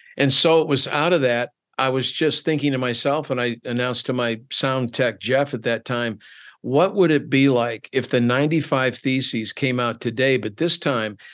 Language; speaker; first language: English; native; English